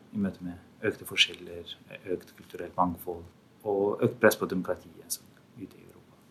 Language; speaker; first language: Norwegian; non-native, fluent; Albanian